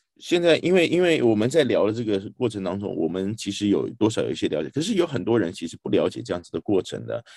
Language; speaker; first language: Chinese; native; Chinese